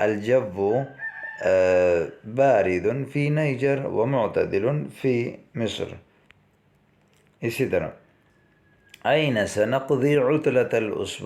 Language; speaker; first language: Arabic; non-native, fluent; Urdu